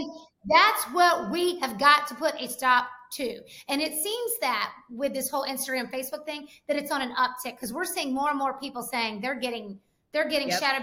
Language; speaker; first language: English; native; English